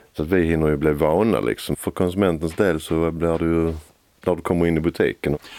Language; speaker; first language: Swedish; native; Swedish